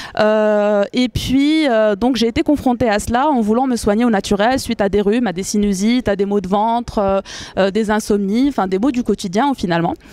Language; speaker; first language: French; non-native, local second language; Arabic